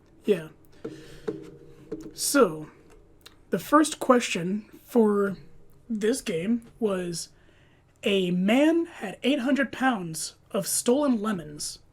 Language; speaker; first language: English; native; English